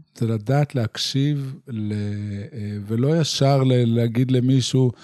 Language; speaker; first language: Hebrew; native; Hebrew